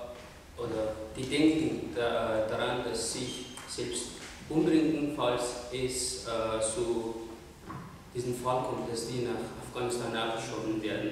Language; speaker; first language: German; non-native, fluent; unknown